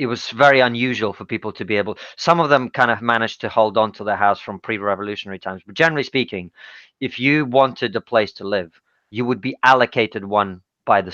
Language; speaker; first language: English; non-native, fluent; Russian